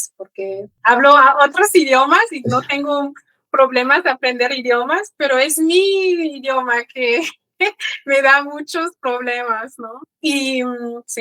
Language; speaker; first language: Spanish; non-native, fluent; Kikuyu